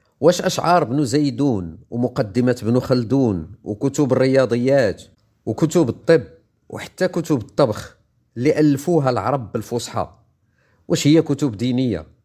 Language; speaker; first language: Arabic; native; Arabic